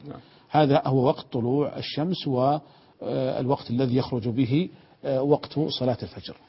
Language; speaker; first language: Arabic; native; Arabic